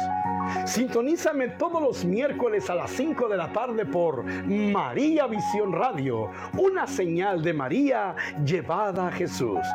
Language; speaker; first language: Spanish; native; Spanish